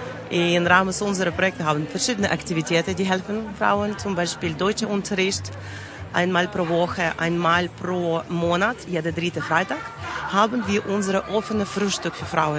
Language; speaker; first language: German; non-native, learner; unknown